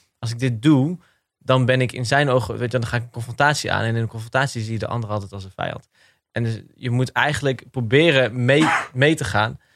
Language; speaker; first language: Dutch; early bilingual, other home language; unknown